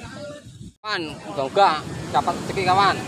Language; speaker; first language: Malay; non-native, local second language; Javanese